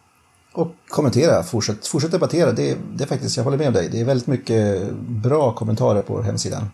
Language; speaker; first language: Swedish; native; Swedish